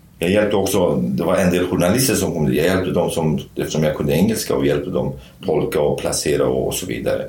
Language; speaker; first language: Swedish; non-native, fluent; Kurdish